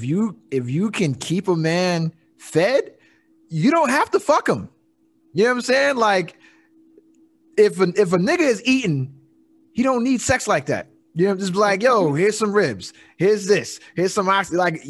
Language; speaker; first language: English; native; English